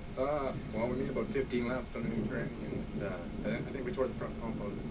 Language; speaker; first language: English; native; English